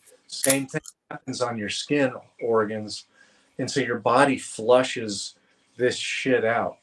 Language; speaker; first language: English; native; English